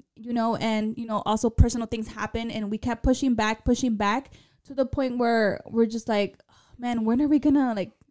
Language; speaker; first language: English; early bilingual, other home language; Spanish